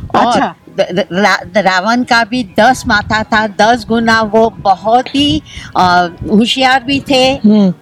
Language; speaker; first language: Hindi; non-native, local second language; Marathi